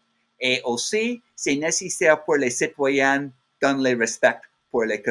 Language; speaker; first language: French; non-native, learner; English